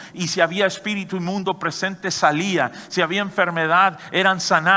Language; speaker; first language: Spanish; native; Spanish